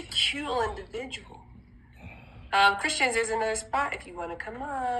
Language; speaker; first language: English; native; English